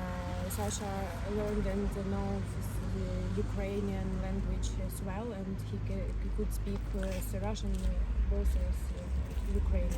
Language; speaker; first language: English; non-native, learner; Ukrainian